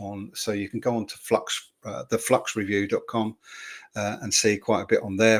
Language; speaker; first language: English; native; English